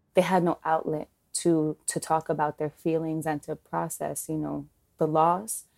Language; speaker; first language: English; native; English